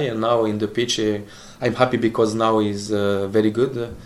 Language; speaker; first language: English; non-native, learner; Italian